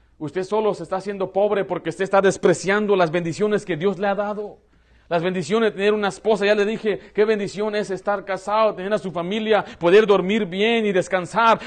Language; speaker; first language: Spanish; early bilingual, heritage; Spanish